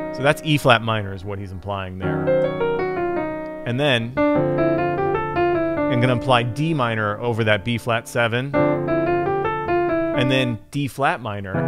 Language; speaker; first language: English; native; English